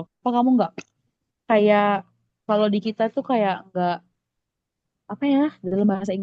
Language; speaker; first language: Indonesian; native; Indonesian